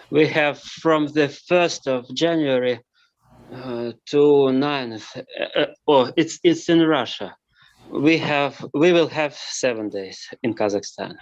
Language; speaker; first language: English; non-native, learner; Russian